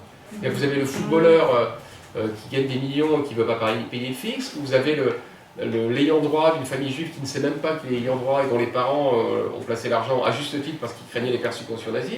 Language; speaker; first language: French; native; French